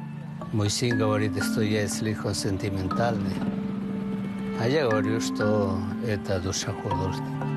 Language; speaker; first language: Russian; non-native, fluent; Chinese